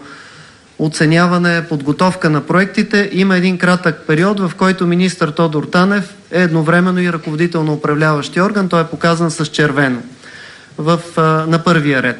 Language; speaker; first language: Bulgarian; native; Bulgarian